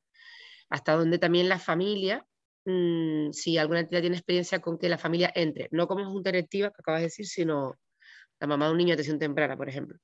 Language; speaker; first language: Spanish; native; Spanish